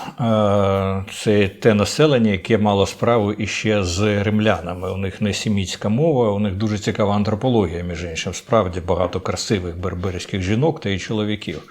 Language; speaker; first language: Ukrainian; native; Ukrainian